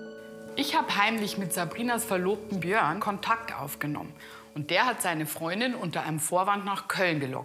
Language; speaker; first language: German; native; German